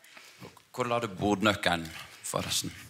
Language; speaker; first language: Norwegian; native; Norwegian